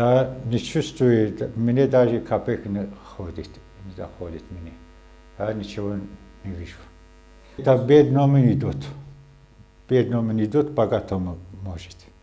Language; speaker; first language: Russian; non-native, learner; Azerbaijani